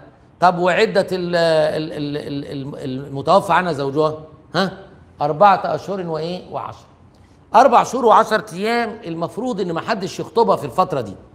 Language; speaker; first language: Arabic; native; Arabic